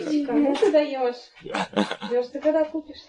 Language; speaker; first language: Russian; native; Russian